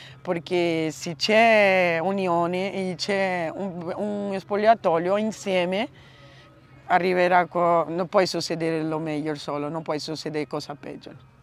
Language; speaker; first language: Italian; non-native, learner; Portuguese